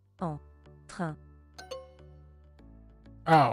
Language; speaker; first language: French; non-native, learner; English